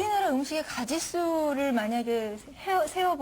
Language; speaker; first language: Korean; native; Korean